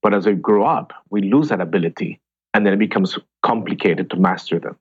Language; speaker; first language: English; non-native, fluent; Spanish